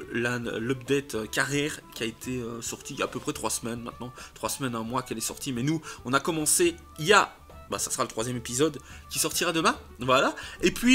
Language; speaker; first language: French; native; French